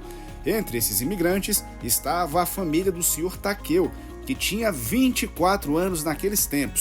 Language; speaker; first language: Portuguese; native; Portuguese